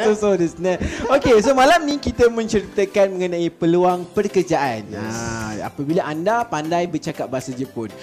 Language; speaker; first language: Malay; native; Malay